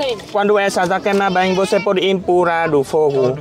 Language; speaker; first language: Portuguese; non-native, learner; Vietnamese